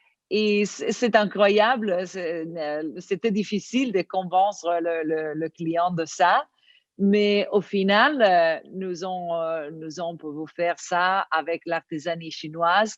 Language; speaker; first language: French; non-native, learner; Italian